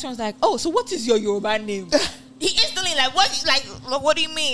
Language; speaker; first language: English; non-native, local second language; Yoruba